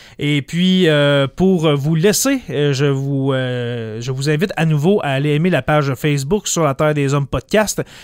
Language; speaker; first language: French; native; French